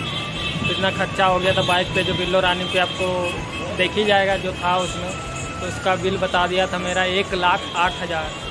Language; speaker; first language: Hindi; native; Hindi